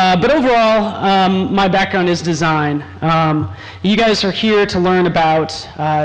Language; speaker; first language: English; native; English